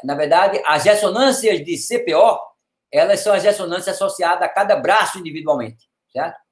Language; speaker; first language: Portuguese; native; Portuguese